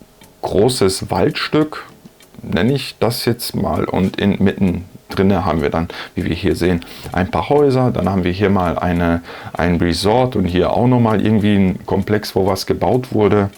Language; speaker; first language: German; native; German